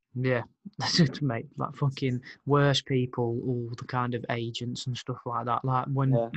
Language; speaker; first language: English; native; English